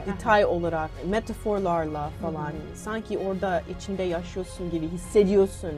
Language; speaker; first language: Turkish; non-native, learner; English